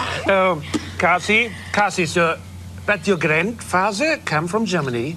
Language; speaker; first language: English; non-native, learner; German